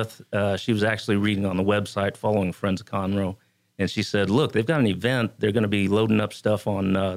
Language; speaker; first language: English; native; English